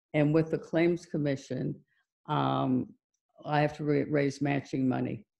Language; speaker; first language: English; native; English